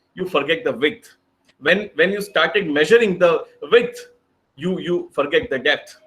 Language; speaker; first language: English; non-native, local second language; Gujarati